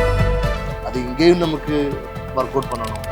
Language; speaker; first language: Tamil; non-native, learner; Malayalam